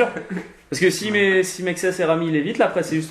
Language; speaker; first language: French; native; French